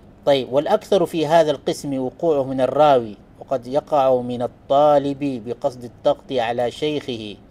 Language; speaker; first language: Arabic; non-native, fluent; Malay